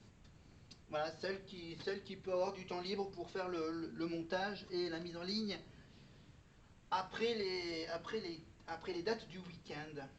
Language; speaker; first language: French; native; French